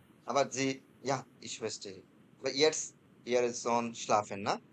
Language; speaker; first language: German; non-native, fluent; Bangla